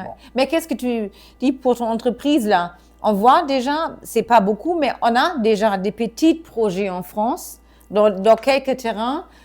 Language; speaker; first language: French; non-native, fluent; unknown